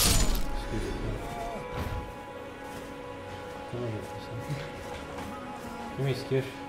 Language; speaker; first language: French; native; French